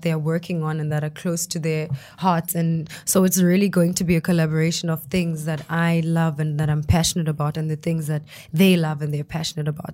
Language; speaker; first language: English; non-native, local second language; Xhosa